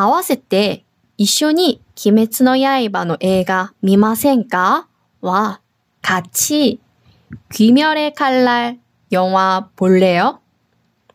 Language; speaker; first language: Japanese; non-native, fluent; Korean